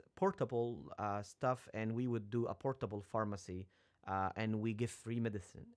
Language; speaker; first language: English; non-native, fluent; Arabic